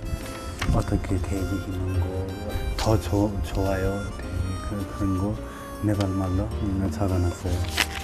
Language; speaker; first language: Korean; non-native, learner; Nepali